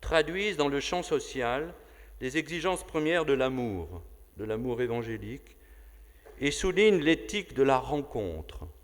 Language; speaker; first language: French; native; French